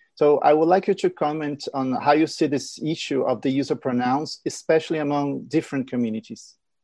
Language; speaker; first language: English; non-native, fluent; Portuguese